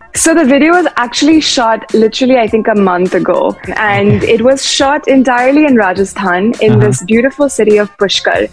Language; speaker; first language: English; early bilingual, heritage; English